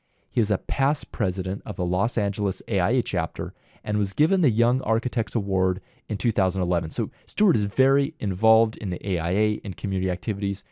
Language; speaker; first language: English; native; English